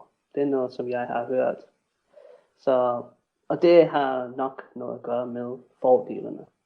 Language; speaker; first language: Danish; non-native, fluent; English